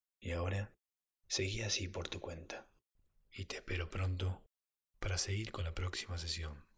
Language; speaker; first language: Spanish; native; Spanish